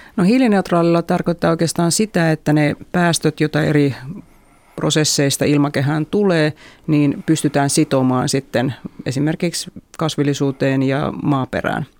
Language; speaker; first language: Finnish; native; Finnish